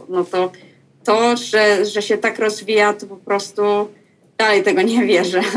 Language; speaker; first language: Polish; early bilingual, heritage; Polish